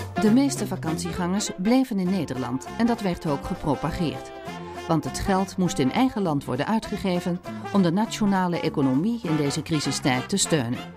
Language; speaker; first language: Dutch; native; Dutch